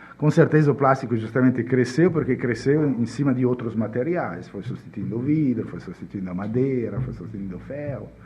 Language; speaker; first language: Portuguese; non-native, fluent; Italian